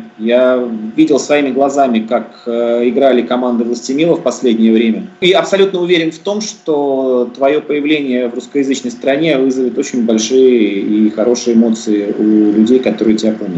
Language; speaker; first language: Russian; native; Russian